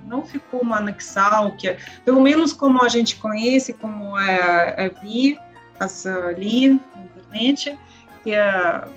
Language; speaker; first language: Portuguese; non-native, learner; Russian